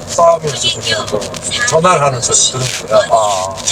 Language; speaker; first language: Korean; native; Korean